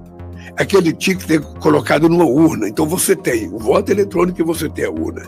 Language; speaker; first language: Portuguese; native; Portuguese